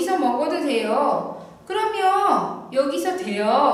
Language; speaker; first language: Korean; non-native, fluent; Indonesian